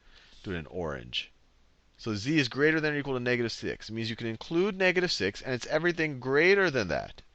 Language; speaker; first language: English; native; English